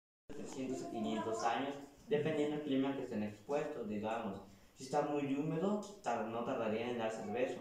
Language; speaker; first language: Spanish; native; Spanish